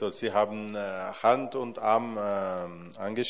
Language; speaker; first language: German; non-native, fluent; Portuguese